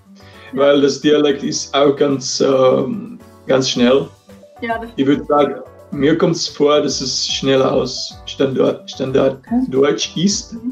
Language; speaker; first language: German; non-native, fluent; Czech